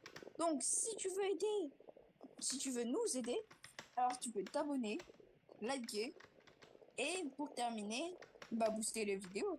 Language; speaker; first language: French; native; French